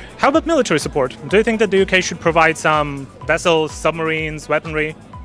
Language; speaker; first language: English; non-native, fluent; Polish